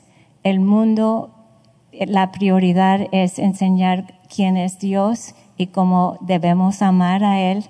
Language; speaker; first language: Spanish; non-native, fluent; English